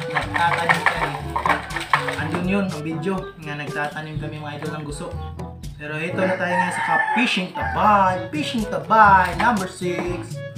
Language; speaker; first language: Filipino; non-native, local second language; Cebuano